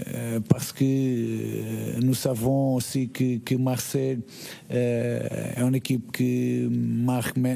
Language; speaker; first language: French; non-native, learner; Portuguese